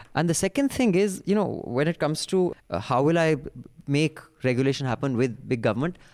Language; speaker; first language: English; non-native, local second language; Hindi